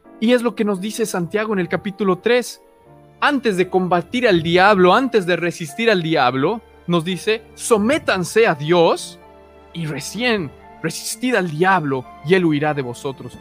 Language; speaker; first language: Spanish; native; Spanish